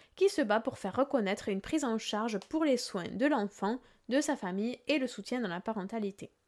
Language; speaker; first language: French; native; French